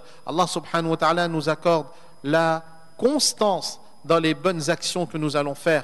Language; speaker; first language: French; native; French